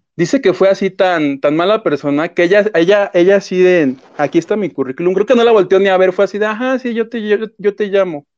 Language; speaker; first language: Spanish; native; Spanish